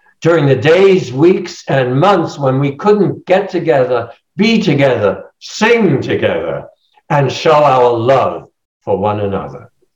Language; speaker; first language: English; native; English